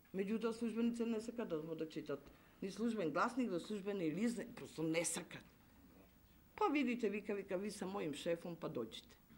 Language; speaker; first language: Macedonian; early bilingual, heritage; Macedonian